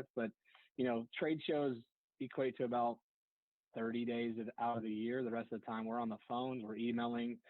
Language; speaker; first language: English; native; English